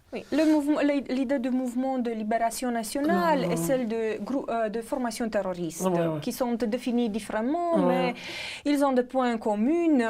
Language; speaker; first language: French; non-native, fluent; Romanian